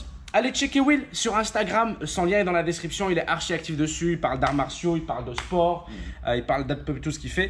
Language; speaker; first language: French; native; French